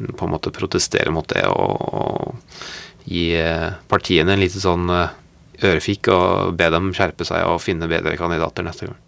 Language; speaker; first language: Norwegian; non-native, fluent; English